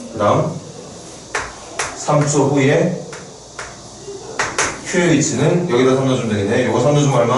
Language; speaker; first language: Korean; native; Korean